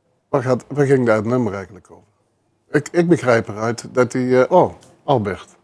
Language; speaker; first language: Dutch; native; Dutch